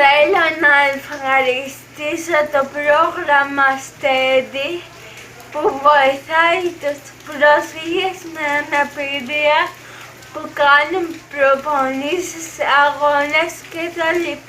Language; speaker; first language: Greek; early bilingual, other home language; Arabic